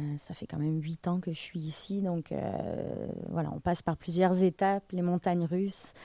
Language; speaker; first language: French; native; French